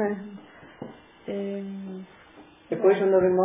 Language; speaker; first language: Italian; non-native, local second language; Slovenian